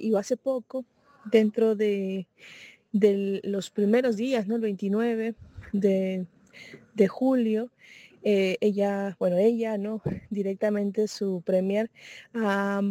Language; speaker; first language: Spanish; native; Spanish